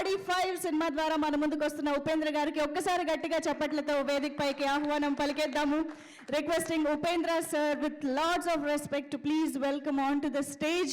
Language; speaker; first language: Telugu; native; Telugu